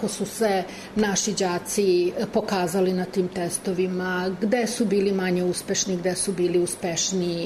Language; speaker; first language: Serbian; native; Serbian